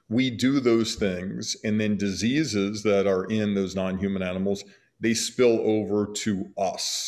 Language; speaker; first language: English; native; English